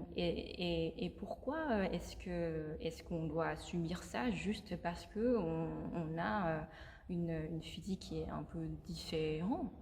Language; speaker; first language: French; non-native, fluent; Korean